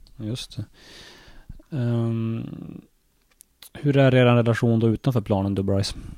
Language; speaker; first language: Swedish; native; Swedish